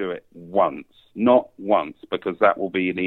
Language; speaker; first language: English; native; English